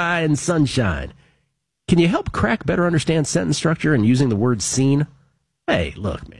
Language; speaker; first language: English; native; English